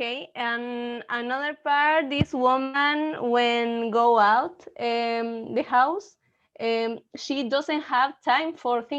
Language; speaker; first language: English; non-native, learner; Spanish